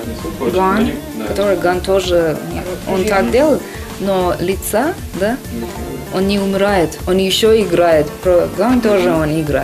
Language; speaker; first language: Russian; non-native, learner; Persian